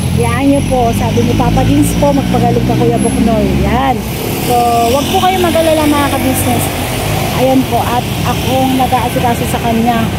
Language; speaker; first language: Filipino; native; Filipino